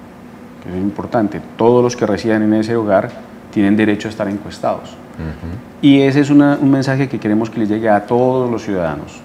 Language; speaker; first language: Spanish; native; Spanish